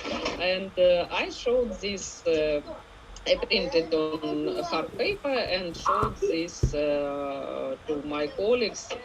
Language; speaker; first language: English; non-native, fluent; Ukrainian